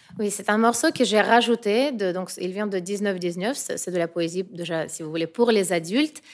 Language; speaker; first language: French; non-native, fluent; Russian